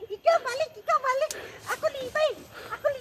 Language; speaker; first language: Cebuano; non-native, local second language; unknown